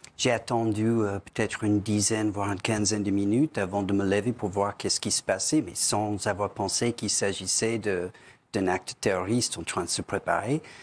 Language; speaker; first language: French; non-native, fluent; English